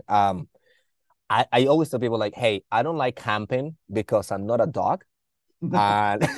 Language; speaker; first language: English; non-native, fluent; Spanish